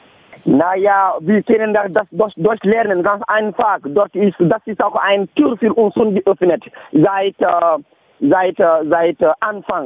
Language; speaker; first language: German; non-native, learner; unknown